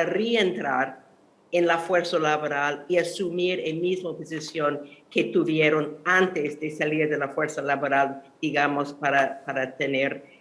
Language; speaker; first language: Spanish; non-native, fluent; English